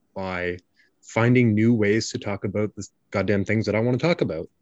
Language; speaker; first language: English; native; English